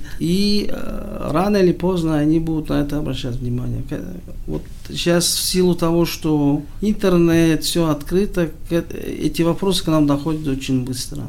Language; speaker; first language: Russian; non-native, local second language; Tajik